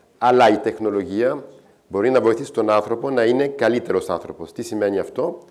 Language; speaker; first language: Greek; non-native, fluent; French